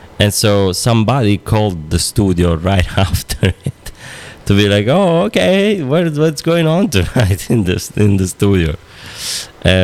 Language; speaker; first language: English; non-native, fluent; Italian